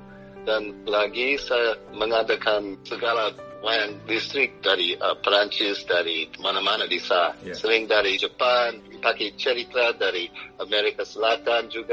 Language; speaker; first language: Indonesian; non-native, fluent; English